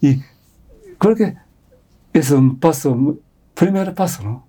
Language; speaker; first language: Spanish; non-native, fluent; Japanese